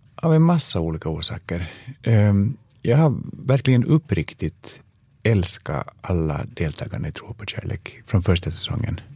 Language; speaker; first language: Swedish; native; Swedish